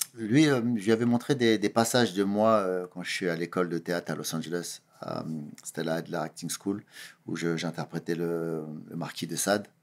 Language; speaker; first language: French; early bilingual, other home language; Kabuverdianu